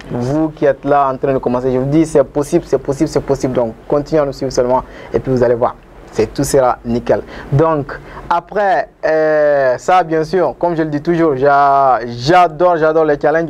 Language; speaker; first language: French; non-native, local second language; Bambara